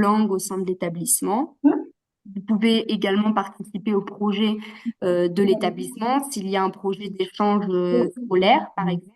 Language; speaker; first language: French; native; French